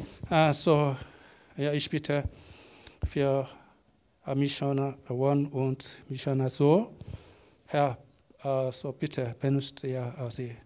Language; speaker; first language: German; non-native, learner; Korean